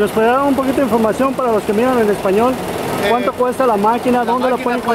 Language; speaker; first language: Spanish; early bilingual, heritage; Spanish